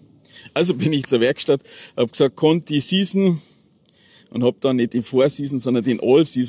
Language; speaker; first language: German; native; German